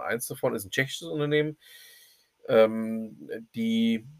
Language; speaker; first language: German; native; German